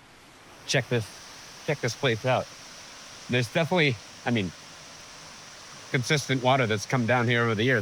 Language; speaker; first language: English; native; English